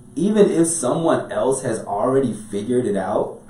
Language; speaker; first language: English; native; English